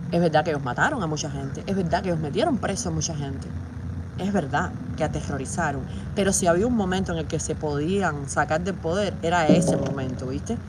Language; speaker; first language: Spanish; native; Spanish